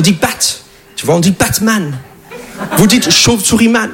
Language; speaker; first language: French; non-native, fluent; English